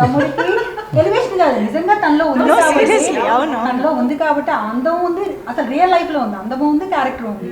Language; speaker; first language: Telugu; native; Telugu